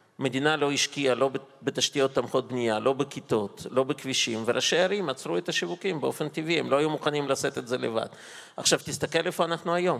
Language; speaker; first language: Hebrew; non-native, fluent; Russian